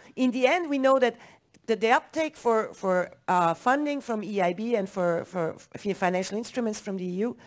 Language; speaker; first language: English; non-native, fluent; German